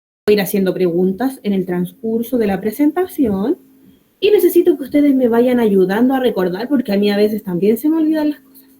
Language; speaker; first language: Spanish; native; Spanish